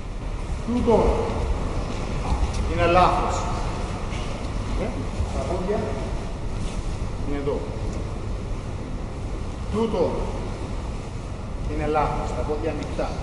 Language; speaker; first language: Greek; early bilingual, heritage; Greek